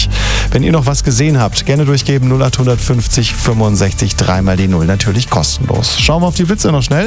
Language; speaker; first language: German; native; German